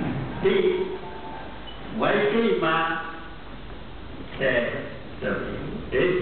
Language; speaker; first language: Portuguese; non-native, local second language; Kayapó